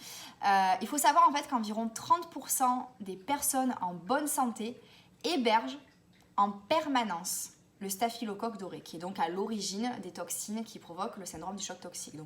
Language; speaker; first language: French; native; French